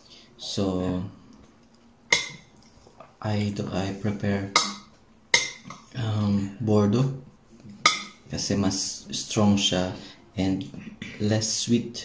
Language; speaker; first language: English; non-native, learner; Filipino